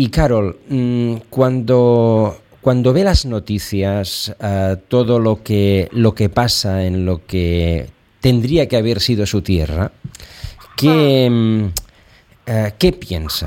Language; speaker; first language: Spanish; non-native, local second language; Catalan